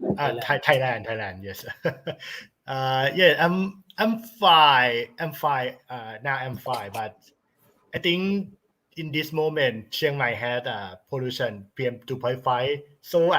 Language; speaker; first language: English; non-native, learner; Thai